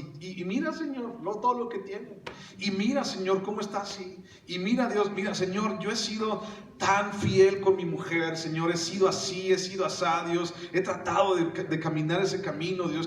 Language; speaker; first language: Spanish; native; Spanish